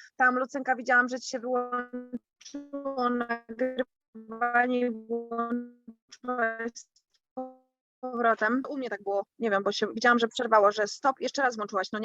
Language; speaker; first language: Polish; native; Polish